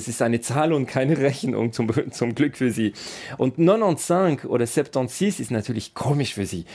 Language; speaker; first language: German; non-native, local second language; French